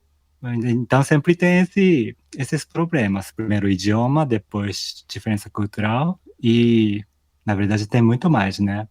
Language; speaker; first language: Portuguese; non-native, fluent; Japanese